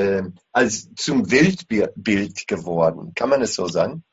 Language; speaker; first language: German; non-native, fluent; English